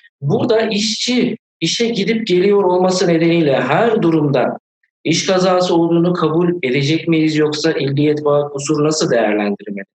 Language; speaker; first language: Turkish; native; Turkish